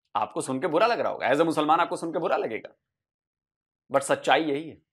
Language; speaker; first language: Hindi; native; Hindi